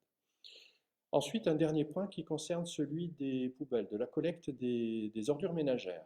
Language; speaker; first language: French; native; French